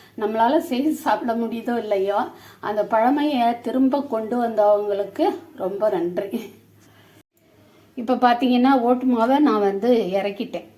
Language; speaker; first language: Tamil; native; Tamil